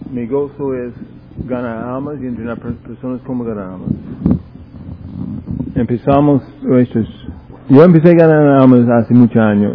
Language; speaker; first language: Spanish; non-native, fluent; English